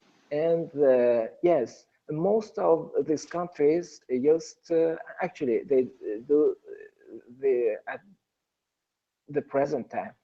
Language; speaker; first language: English; non-native, learner; Persian